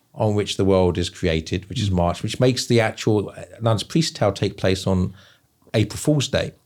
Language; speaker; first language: English; native; English